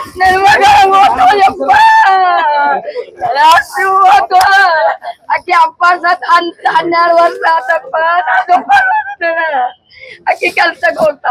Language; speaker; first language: Kannada; native; Kannada